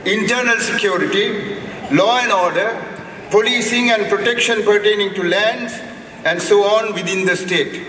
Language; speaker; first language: English; non-native, local second language; Tamil